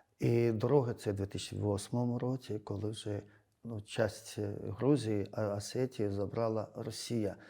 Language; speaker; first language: Ukrainian; non-native, fluent; Georgian